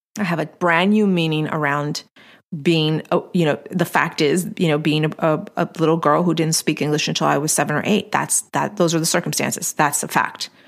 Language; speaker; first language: English; early bilingual, other home language; Spanish